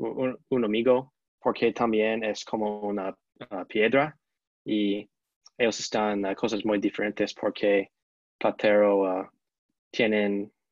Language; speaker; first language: Spanish; non-native, learner; English